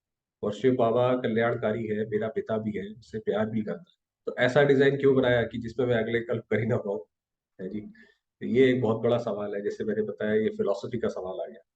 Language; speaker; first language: Hindi; native; Hindi